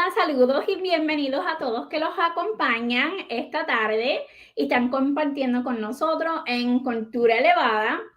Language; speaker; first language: Spanish; early bilingual, heritage; Spanish